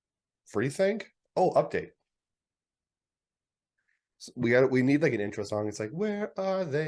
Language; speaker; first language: English; native; English